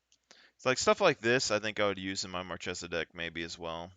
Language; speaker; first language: English; native; English